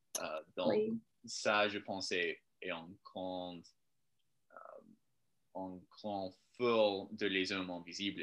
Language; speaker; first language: French; non-native, learner; English